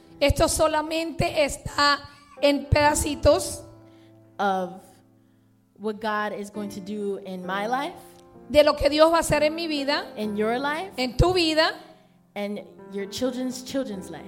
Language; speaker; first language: Spanish; early bilingual, heritage; Spanish